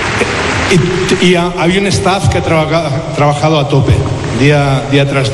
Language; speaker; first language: Spanish; non-native, local second language; Catalan